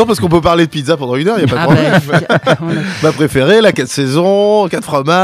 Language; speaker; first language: French; native; French